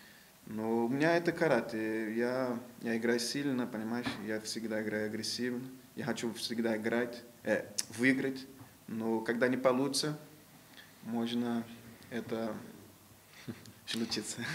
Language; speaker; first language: Russian; non-native, learner; Portuguese